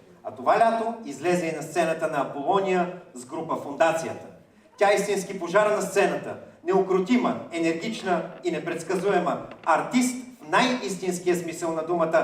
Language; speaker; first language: Bulgarian; native; Bulgarian